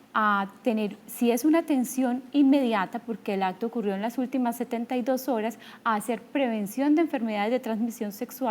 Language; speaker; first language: Spanish; native; Spanish